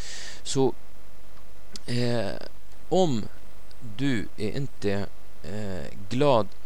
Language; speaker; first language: Swedish; non-native, fluent; Arabic